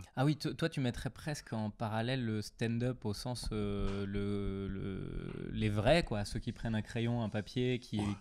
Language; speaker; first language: French; native; French